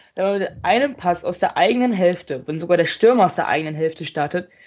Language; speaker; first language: German; native; German